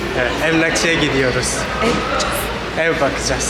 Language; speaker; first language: Turkish; non-native, learner; Korean